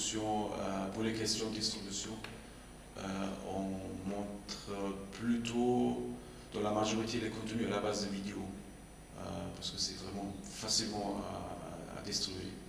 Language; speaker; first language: French; non-native, fluent; German